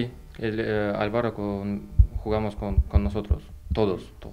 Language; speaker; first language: Spanish; non-native, learner; Russian